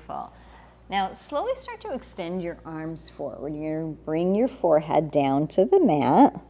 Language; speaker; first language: English; native; English